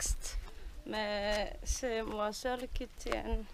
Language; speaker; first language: French; non-native, local second language; Malagasy